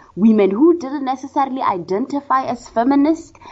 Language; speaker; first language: English; non-native, local second language; Tswana